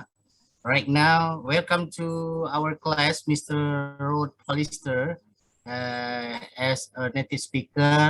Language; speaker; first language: English; non-native, fluent; Indonesian